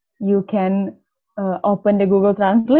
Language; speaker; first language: English; non-native, learner; Indonesian